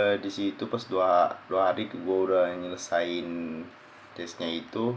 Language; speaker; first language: Indonesian; early bilingual, heritage; Indonesian